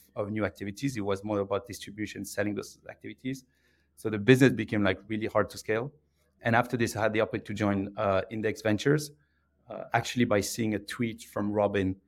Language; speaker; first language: English; non-native, fluent; French